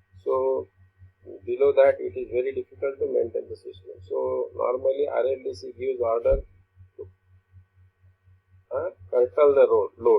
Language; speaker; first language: English; non-native, local second language; Marathi